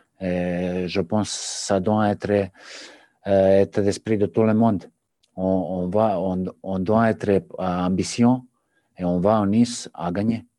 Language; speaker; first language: French; non-native, learner; Serbian